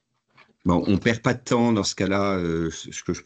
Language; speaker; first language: French; native; French